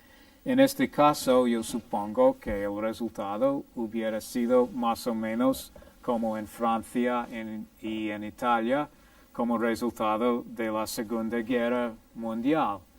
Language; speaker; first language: Spanish; non-native, fluent; English